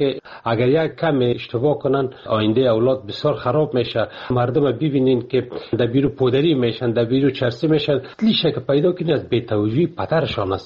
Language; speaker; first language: Persian; native; Persian